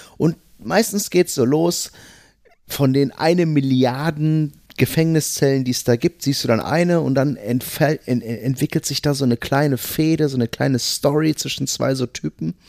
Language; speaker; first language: German; native; German